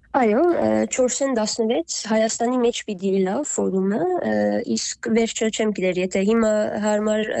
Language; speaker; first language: Armenian; early bilingual, heritage; Armenian